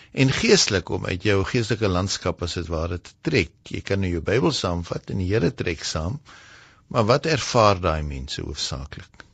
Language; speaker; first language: Afrikaans; native; Afrikaans